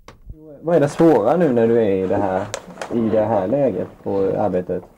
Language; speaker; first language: Swedish; native; Swedish